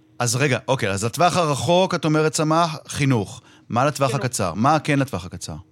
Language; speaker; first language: Hebrew; native; Hebrew